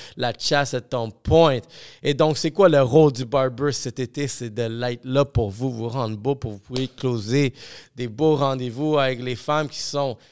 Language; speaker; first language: French; non-native, fluent; English